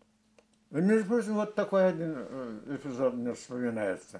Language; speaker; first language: Russian; non-native, local second language; Karachay-Balkar